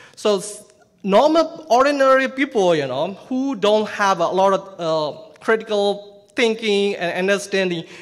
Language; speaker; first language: English; non-native, fluent; Burmese